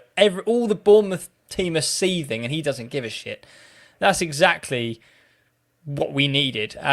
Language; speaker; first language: English; native; English